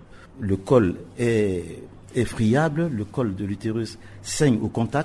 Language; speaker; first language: French; non-native, local second language; Sango